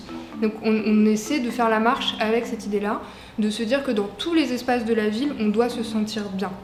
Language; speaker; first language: French; native; French